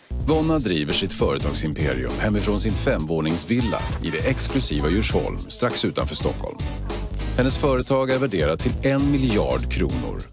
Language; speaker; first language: Swedish; native; Swedish